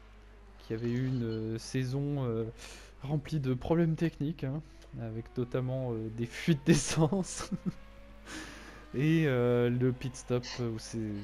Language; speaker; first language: French; native; French